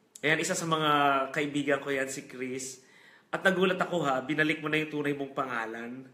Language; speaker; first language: Filipino; non-native, local second language; Hiligaynon